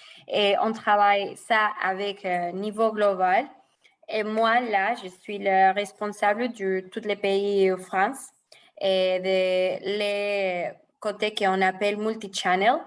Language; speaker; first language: French; non-native, fluent; Spanish